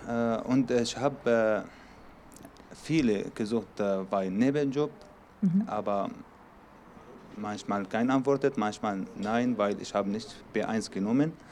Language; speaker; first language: German; non-native, learner; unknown